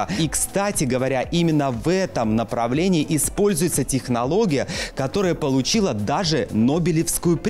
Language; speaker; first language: Russian; native; Russian